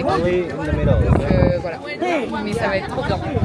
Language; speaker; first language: French; native; French